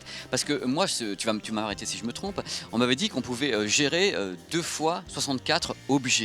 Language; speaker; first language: French; native; French